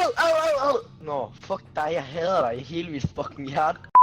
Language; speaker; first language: Danish; native; Danish